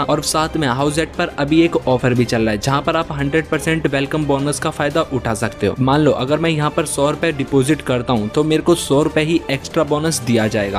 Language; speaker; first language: Hindi; native; Hindi